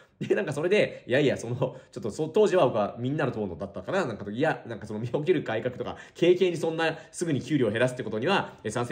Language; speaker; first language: Japanese; native; Japanese